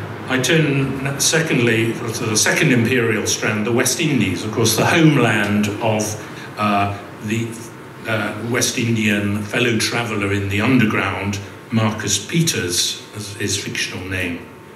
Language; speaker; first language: English; native; English